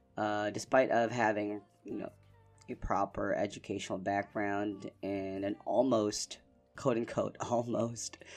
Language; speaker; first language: English; non-native, local second language; Filipino